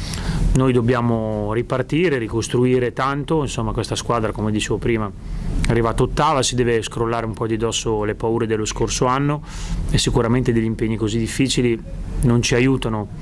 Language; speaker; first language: Italian; native; Italian